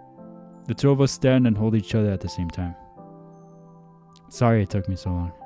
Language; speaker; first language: English; native; English